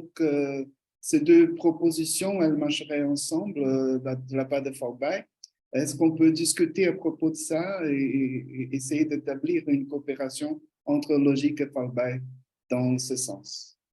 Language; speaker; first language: French; non-native, fluent; Portuguese